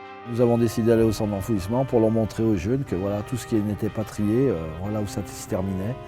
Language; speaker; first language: French; native; French